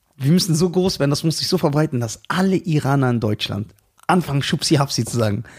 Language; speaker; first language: German; early bilingual, other home language; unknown